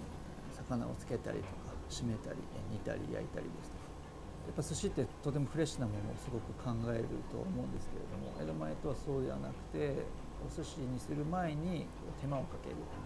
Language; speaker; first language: Japanese; native; Japanese